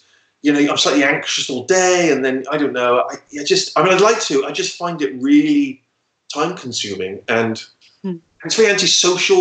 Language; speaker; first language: English; native; English